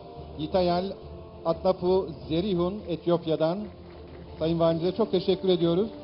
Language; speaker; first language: Turkish; native; Turkish